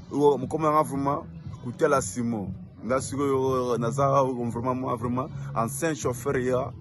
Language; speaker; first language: Lingala; non-native, local second language; Kongo